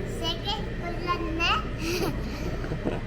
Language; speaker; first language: Korean; early bilingual, heritage; Korean